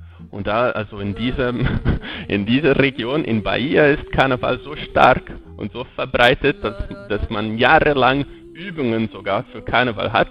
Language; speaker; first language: German; non-native, fluent; Portuguese